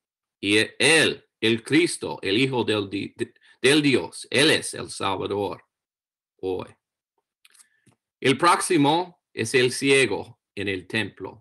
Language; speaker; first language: Spanish; non-native, learner; English